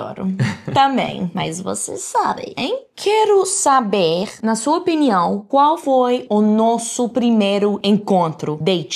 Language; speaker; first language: Portuguese; non-native, fluent; English